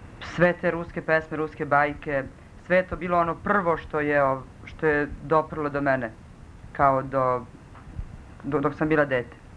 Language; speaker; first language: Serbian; early bilingual, other home language; Russian